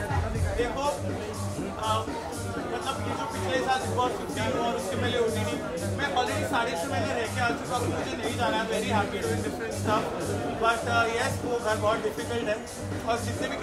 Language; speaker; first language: Hindi; native; Hindi